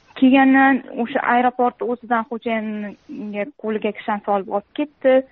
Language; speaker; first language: Uzbek; native; Uzbek